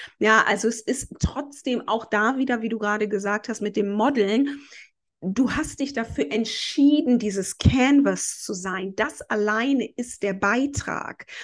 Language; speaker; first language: German; native; German